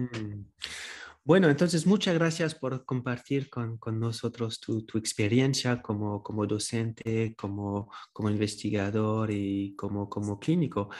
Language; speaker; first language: Spanish; non-native, fluent; French